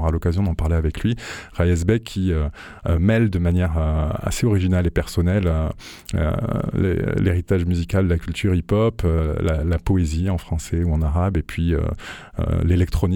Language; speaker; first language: French; native; French